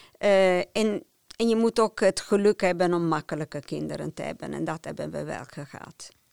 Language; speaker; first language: Dutch; non-native, fluent; Italian